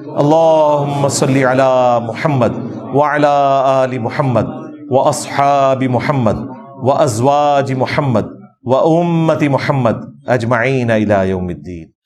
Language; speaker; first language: Urdu; non-native, local second language; Punjabi